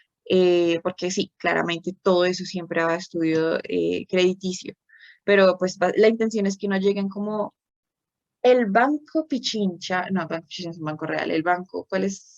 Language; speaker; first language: Spanish; native; Spanish